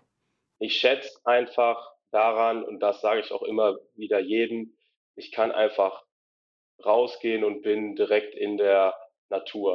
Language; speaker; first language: German; native; German